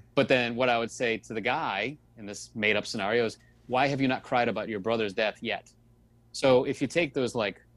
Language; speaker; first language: English; native; English